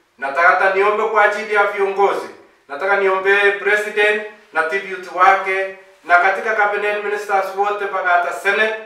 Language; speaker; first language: Swahili; non-native, local second language; Kalenjin